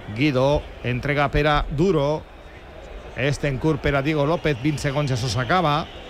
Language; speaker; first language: Catalan; native; Catalan